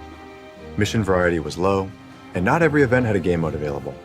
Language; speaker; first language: English; native; English